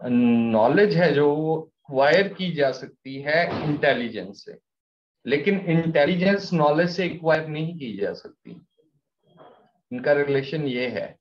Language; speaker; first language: Hindi; non-native, local second language; Punjabi